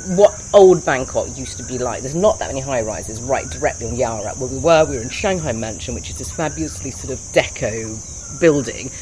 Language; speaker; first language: English; non-native, fluent; Thai